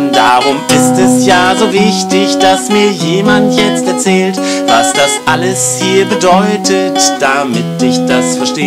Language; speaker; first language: German; native; German